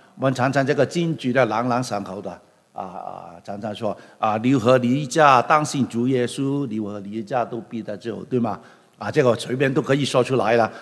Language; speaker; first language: Chinese; non-native, local second language; Cantonese